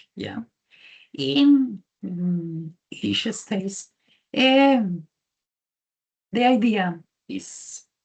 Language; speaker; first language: English; non-native, learner; Spanish